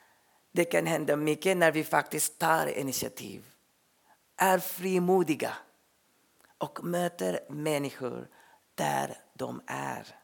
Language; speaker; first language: Swedish; non-native, fluent; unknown